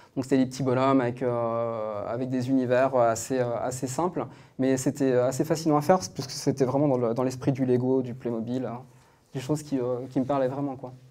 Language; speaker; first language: French; native; French